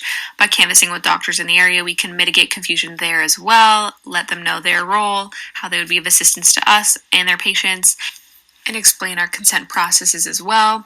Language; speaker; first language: English; native; English